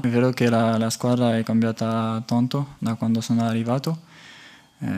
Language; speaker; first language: Italian; non-native, fluent; French